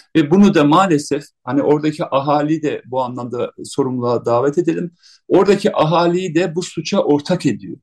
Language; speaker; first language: Turkish; native; Turkish